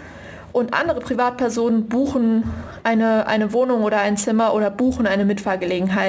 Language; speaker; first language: German; native; German